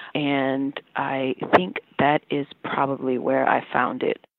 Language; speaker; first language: English; native; English